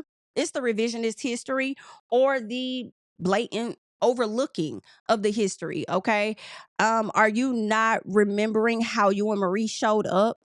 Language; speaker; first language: English; native; English